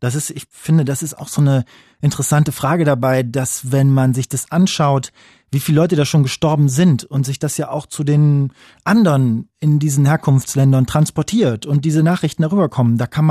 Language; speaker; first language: German; native; German